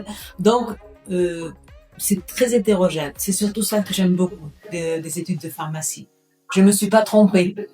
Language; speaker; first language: French; non-native, fluent; Spanish